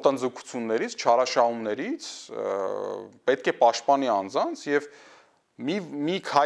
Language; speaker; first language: Armenian; native; Armenian